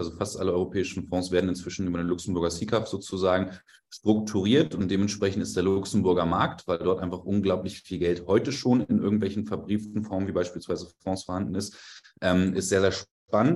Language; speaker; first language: German; native; German